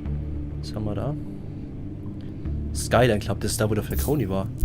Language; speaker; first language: German; native; German